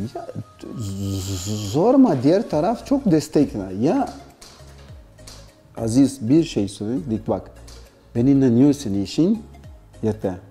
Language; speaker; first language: Turkish; non-native, learner; Portuguese